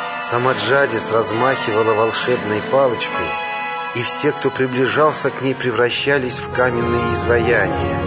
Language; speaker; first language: Russian; native; Russian